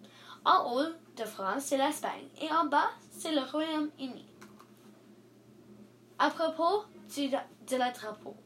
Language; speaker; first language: French; non-native, learner; English